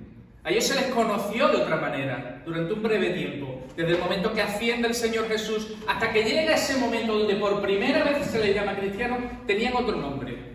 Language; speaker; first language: Spanish; native; Spanish